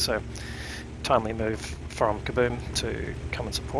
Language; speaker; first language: English; native; English